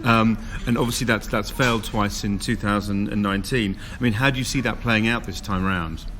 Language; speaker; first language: English; native; English